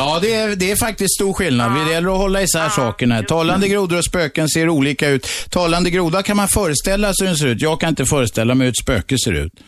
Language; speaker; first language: Swedish; native; Swedish